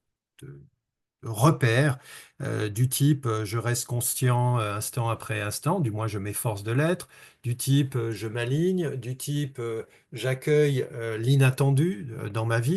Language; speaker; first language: French; native; French